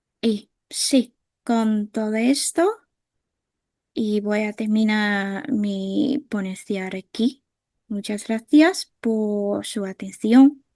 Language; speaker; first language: Spanish; non-native, fluent; Vietnamese